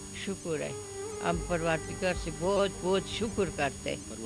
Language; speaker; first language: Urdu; non-native, local second language; Hazaragi